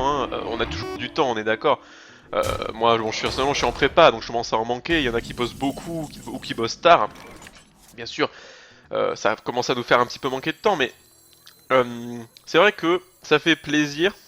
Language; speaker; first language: French; native; French